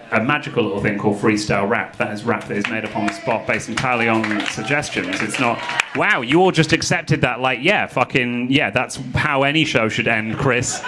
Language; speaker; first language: English; native; English